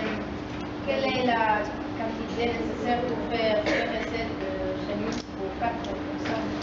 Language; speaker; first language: French; non-native, learner; Galician